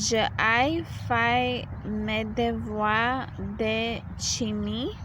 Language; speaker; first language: French; non-native, learner; English